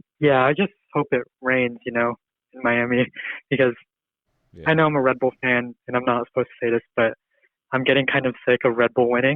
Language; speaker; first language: English; native; English